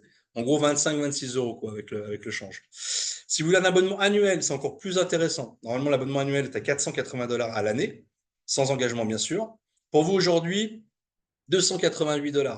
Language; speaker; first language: French; native; French